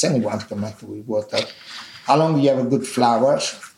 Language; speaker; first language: English; non-native, fluent; Italian